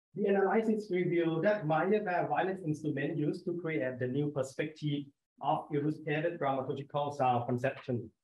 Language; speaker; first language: English; non-native, learner; Thai